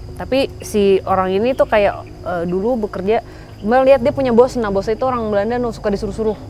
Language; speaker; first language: Indonesian; native; Indonesian